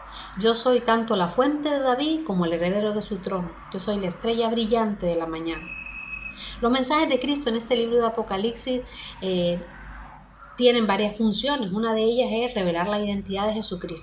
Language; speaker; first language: Spanish; native; Spanish